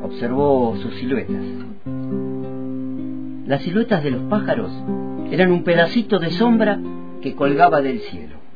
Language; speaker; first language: Spanish; native; Spanish